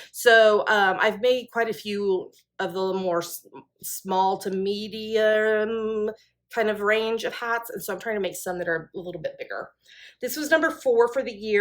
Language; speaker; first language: English; native; English